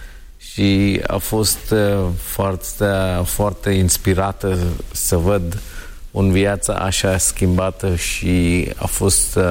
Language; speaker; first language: Romanian; non-native, learner; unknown